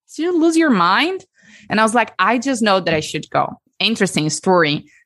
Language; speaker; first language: English; non-native, fluent; Portuguese